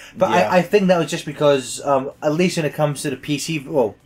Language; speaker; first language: English; native; English